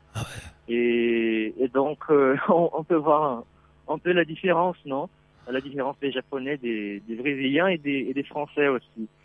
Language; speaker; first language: French; non-native, fluent; Portuguese